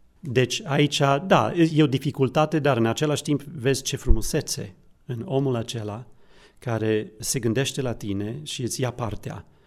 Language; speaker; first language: Romanian; non-native, fluent; English